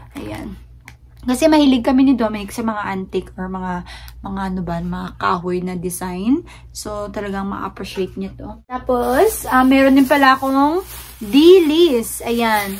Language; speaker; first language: Filipino; non-native, local second language; Hiligaynon